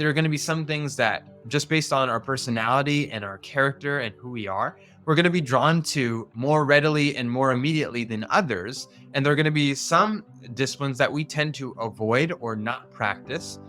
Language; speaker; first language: English; native; English